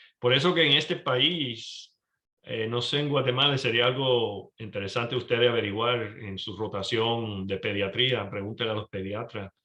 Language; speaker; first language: Spanish; early bilingual, heritage; Spanish